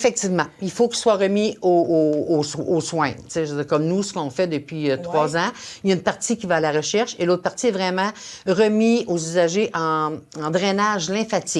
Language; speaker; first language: French; native; French